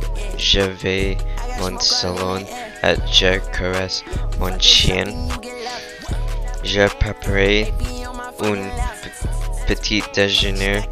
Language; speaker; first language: French; non-native, learner; English